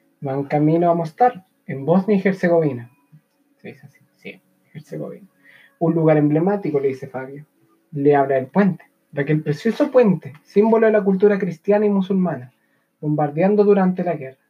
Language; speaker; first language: Spanish; native; Spanish